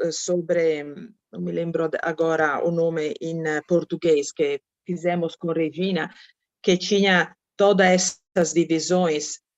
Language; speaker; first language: Portuguese; non-native, fluent; Italian